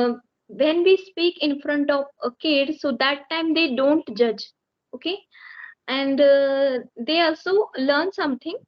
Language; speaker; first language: English; non-native, learner; Marathi